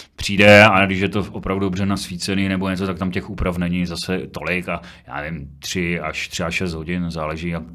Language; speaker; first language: Czech; native; Czech